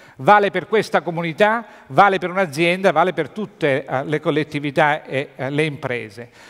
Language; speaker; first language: Italian; native; Italian